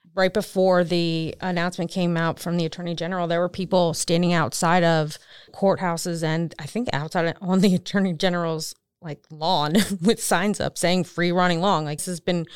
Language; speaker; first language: English; native; English